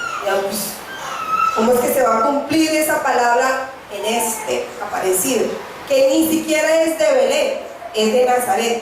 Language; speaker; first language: Spanish; native; Spanish